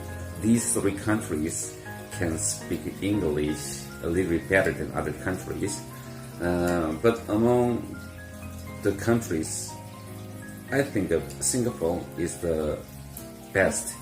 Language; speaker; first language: English; non-native, fluent; Korean